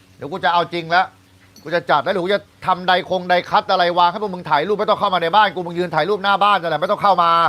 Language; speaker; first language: Thai; native; Thai